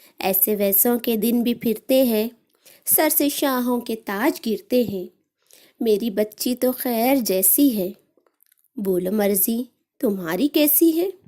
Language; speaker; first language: Urdu; native; Urdu